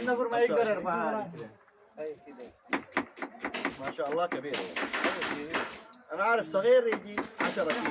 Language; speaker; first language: Arabic; non-native, learner; Bangla